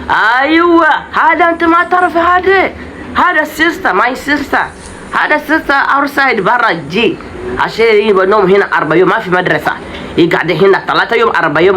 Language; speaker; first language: Arabic; non-native, learner; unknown